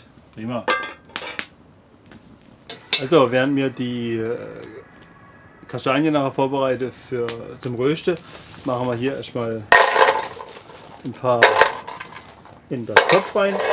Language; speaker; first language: German; native; German